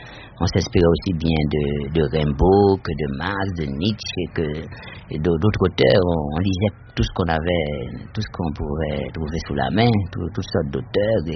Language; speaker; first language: French; non-native, local second language; Haitian Creole